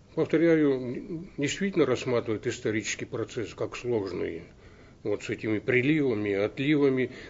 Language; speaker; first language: Russian; native; Russian